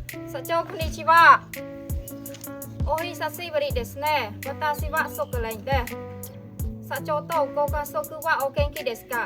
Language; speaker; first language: Japanese; non-native, learner; Khmer